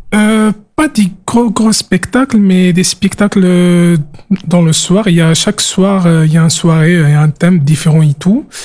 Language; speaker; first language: French; non-native, local second language; Arabic